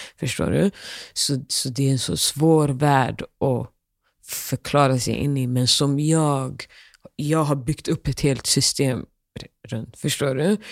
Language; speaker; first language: Swedish; early bilingual, other home language; Somali